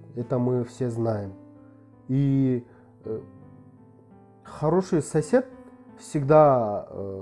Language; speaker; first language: Russian; non-native, local second language; Kyrgyz